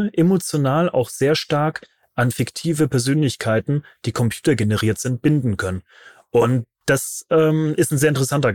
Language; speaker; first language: German; native; German